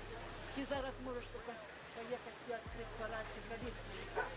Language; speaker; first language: Russian; native; Russian